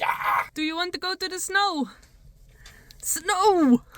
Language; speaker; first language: English; non-native, fluent; Dutch